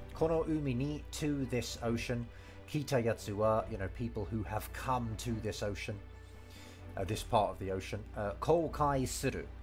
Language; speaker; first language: English; native; English